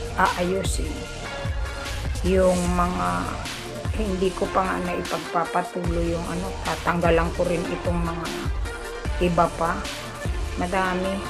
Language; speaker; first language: Filipino; non-native, local second language; Bikol